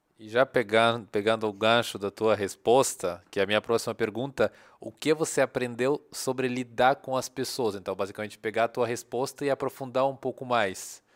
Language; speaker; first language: Portuguese; non-native, fluent; Russian